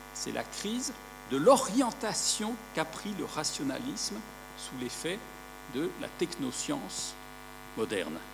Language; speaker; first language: French; native; French